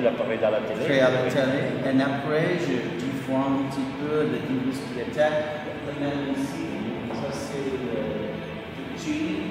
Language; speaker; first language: French; non-native, fluent; English